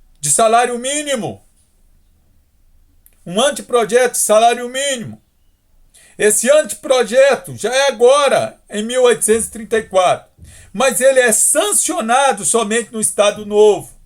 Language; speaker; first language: Portuguese; native; Portuguese